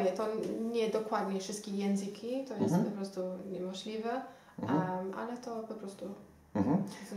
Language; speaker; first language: Polish; non-native, learner; Xhosa